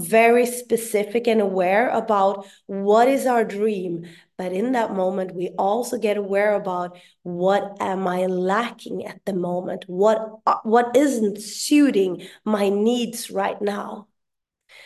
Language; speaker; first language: English; non-native, fluent; Swedish